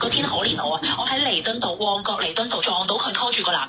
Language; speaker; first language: Cantonese; native; Cantonese